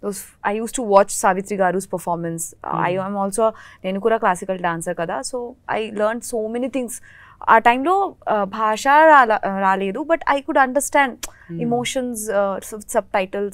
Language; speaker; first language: Telugu; non-native, learner; Bangla